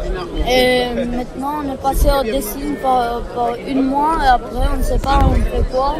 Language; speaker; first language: French; non-native, learner; Albanian